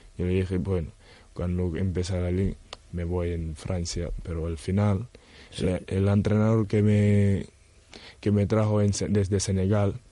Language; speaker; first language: Spanish; non-native, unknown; Wolof